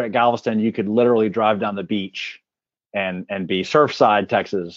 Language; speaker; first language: English; native; English